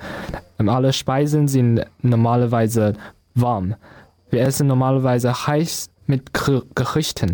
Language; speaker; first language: German; non-native, learner; Chinese